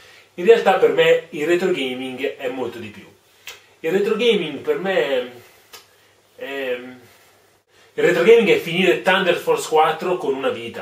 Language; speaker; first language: Italian; native; Italian